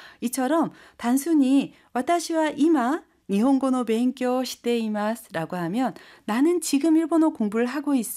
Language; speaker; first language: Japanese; non-native, fluent; Korean